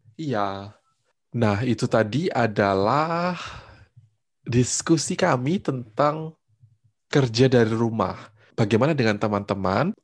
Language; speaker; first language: Indonesian; native; Indonesian